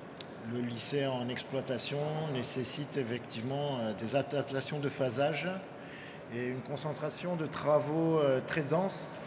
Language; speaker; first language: French; native; French